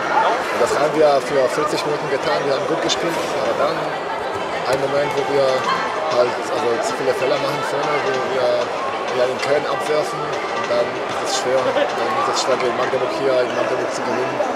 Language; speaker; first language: German; non-native, fluent; Polish